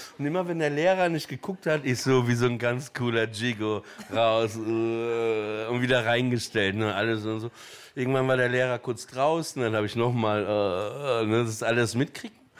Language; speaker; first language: German; native; German